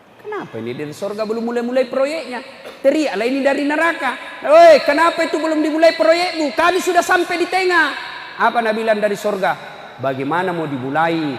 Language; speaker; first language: Indonesian; native; Indonesian